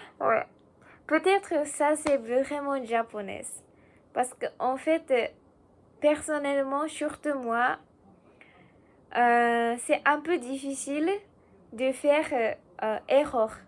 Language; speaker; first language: French; non-native, learner; Japanese